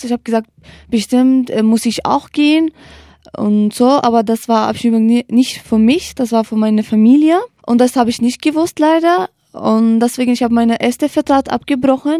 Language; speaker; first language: German; non-native, learner; Kurdish